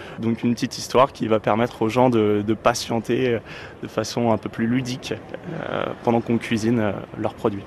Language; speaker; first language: French; native; French